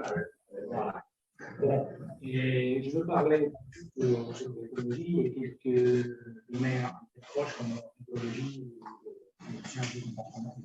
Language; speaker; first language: French; non-native, fluent; Spanish